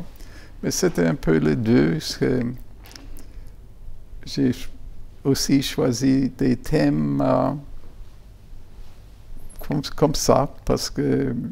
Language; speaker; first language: French; non-native, fluent; German